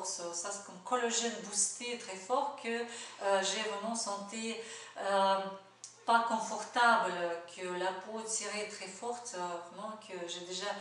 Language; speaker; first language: French; non-native, fluent; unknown